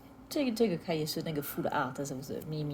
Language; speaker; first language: Chinese; non-native, fluent; French